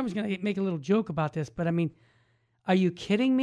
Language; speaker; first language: English; native; English